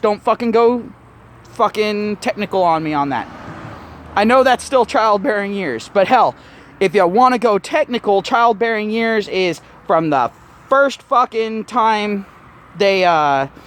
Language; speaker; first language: English; native; English